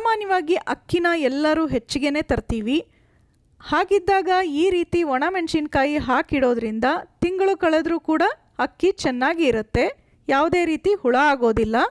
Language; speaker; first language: Kannada; native; Kannada